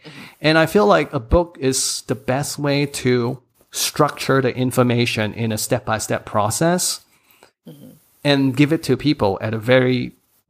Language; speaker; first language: English; non-native, local second language; Cantonese